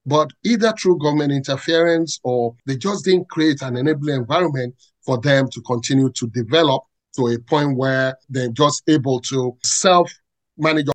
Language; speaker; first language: English; non-native, local second language; Yoruba